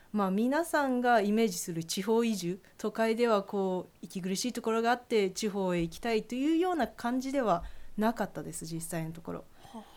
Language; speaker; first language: Japanese; native; Japanese